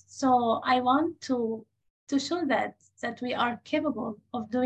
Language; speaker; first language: English; non-native, fluent; Arabic